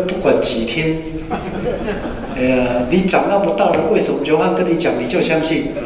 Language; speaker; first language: Chinese; native; Chinese